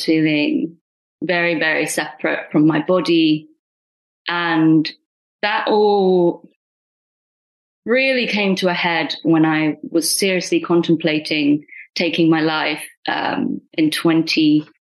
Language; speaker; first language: English; non-native, local second language; Punjabi